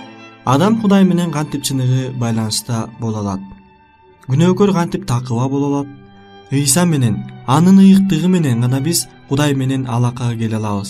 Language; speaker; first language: Kyrgyz; native; Kyrgyz